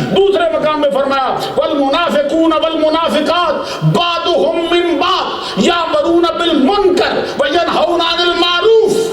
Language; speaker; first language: Urdu; non-native, local second language; Punjabi